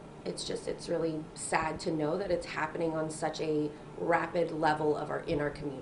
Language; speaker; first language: English; native; English